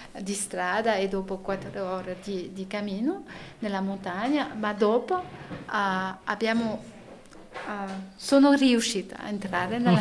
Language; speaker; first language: Italian; non-native, learner; French